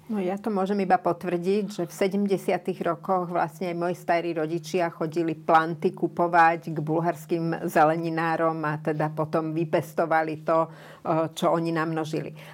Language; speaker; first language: Slovak; native; Slovak